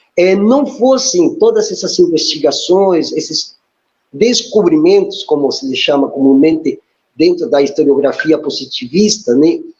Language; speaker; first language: Portuguese; non-native, fluent; Spanish